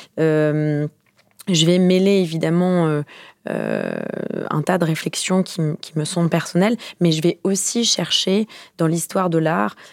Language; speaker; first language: French; native; French